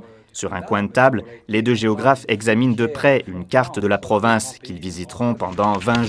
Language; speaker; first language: French; native; French